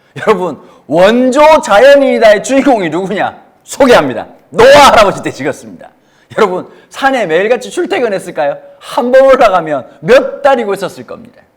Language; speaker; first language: Korean; native; Korean